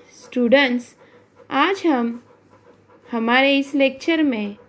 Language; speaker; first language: Hindi; non-native, local second language; Marathi